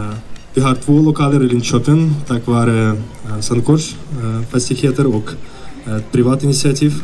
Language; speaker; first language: Swedish; non-native, fluent; Ukrainian